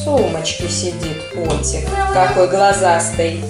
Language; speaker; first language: Russian; native; Russian